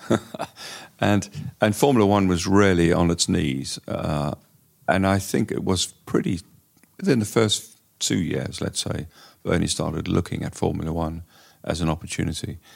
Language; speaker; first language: English; native; English